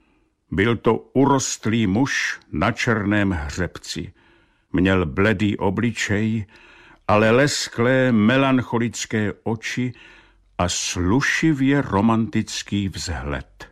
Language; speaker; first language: Czech; native; Czech